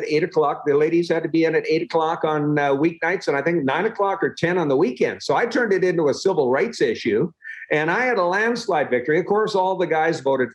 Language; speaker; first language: English; native; English